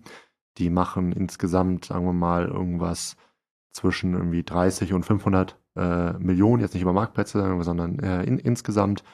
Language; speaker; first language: German; native; German